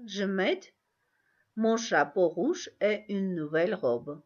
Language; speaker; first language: French; non-native, fluent; Armenian